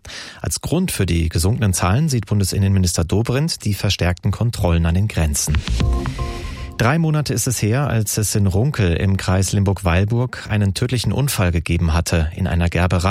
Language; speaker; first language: German; native; German